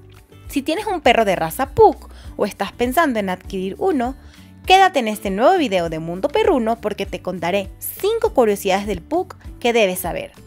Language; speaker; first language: Spanish; native; Spanish